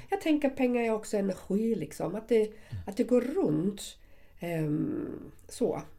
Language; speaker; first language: Swedish; non-native, fluent; German